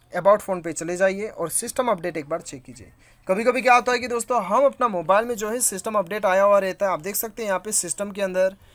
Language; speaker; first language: Hindi; native; Hindi